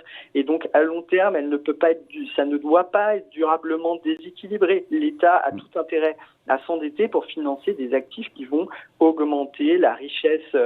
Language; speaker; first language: French; native; French